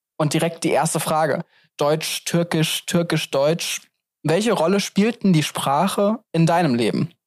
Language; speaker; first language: German; native; German